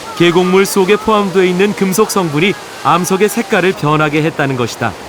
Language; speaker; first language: Korean; native; Korean